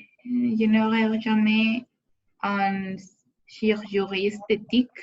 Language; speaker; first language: French; non-native, learner; Spanish